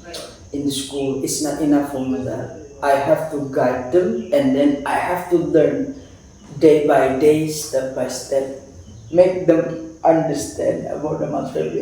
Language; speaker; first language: English; non-native, fluent; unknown